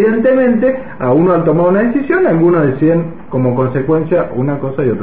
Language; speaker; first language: Spanish; native; Spanish